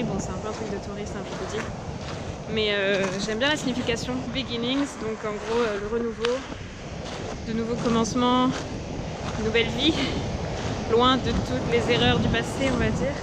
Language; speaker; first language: French; native; French